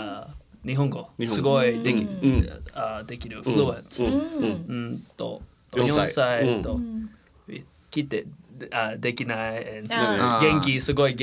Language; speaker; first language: Japanese; non-native, learner; English